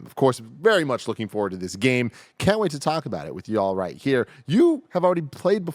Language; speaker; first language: English; native; English